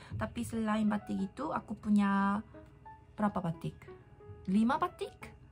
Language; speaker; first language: Indonesian; non-native, learner; Korean